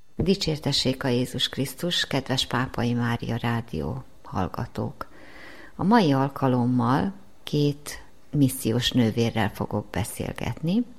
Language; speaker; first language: Hungarian; native; Hungarian